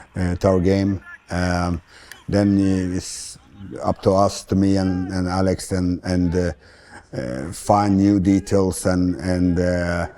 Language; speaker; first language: English; non-native, fluent; Swedish